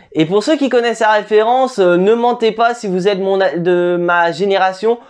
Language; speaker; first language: French; native; French